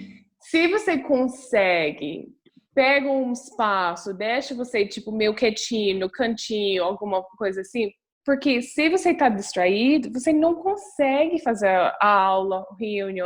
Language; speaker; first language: Portuguese; non-native, fluent; English